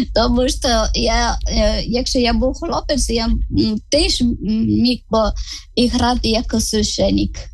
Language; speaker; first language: Ukrainian; non-native, fluent; Malayalam